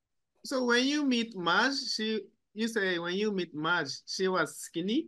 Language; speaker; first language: English; non-native, learner; Japanese